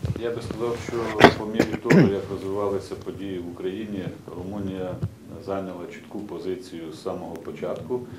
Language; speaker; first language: Ukrainian; native; Ukrainian